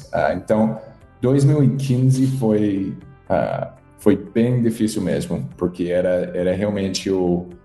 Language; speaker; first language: Portuguese; non-native, fluent; English